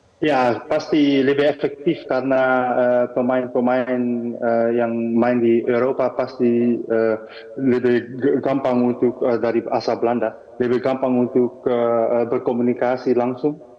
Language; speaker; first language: Indonesian; early bilingual, heritage; Dutch